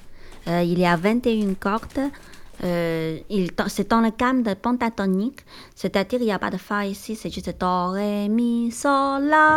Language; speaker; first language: French; non-native, learner; Chinese